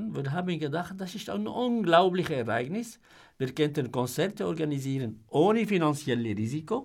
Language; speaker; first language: German; non-native, fluent; Arabic